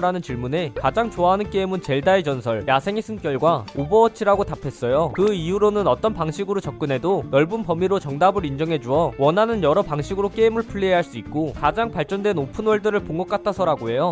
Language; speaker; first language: Korean; native; Korean